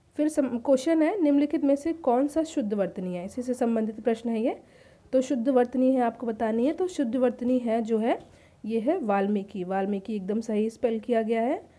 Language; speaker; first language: Hindi; native; Hindi